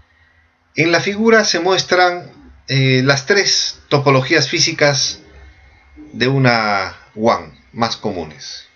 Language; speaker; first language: Spanish; native; Spanish